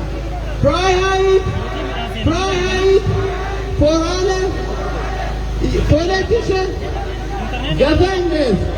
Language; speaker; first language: German; non-native, learner; Oromo